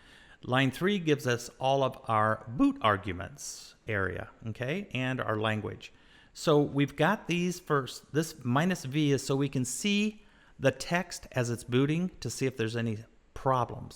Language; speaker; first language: English; native; English